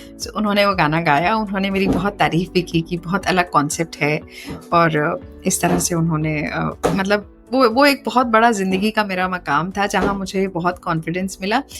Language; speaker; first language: Hindi; non-native, local second language; Marathi